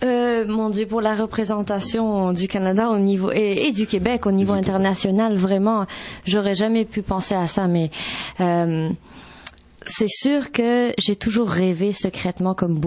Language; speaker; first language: French; non-native, local second language; Arabic